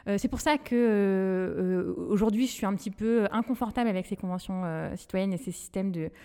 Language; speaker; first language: French; non-native, local second language; Malagasy